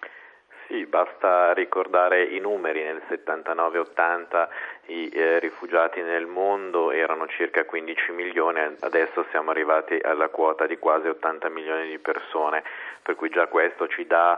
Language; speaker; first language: Italian; native; Italian